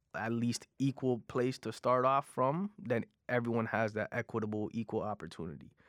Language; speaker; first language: English; non-native, fluent; Punjabi